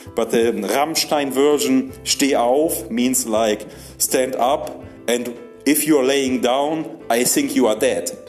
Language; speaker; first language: English; non-native, fluent; German